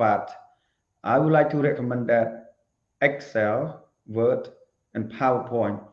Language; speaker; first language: English; non-native, learner; Khmer